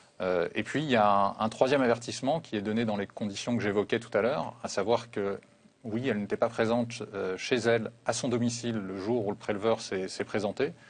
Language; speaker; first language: French; native; French